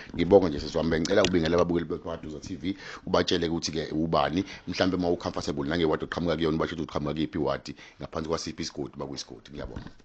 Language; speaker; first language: Zulu; native; Zulu